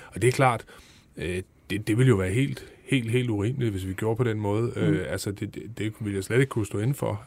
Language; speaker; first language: Danish; native; Danish